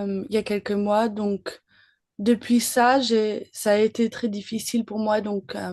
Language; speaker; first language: French; early bilingual, other home language; English